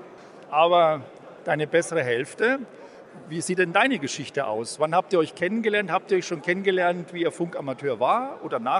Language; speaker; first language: German; native; German